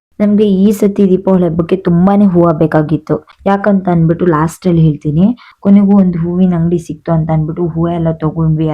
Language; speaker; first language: Kannada; non-native, local second language; Lambadi